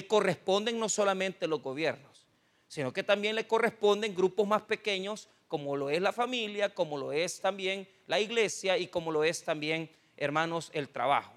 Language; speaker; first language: Spanish; native; Spanish